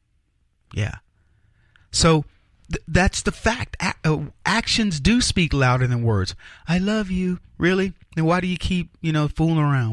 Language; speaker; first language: English; native; English